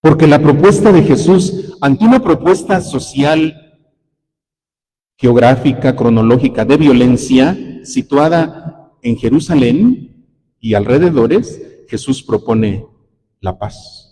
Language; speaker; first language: Spanish; native; Spanish